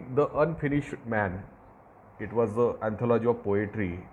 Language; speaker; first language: English; non-native, local second language; Marathi